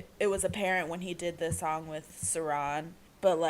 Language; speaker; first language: English; native; English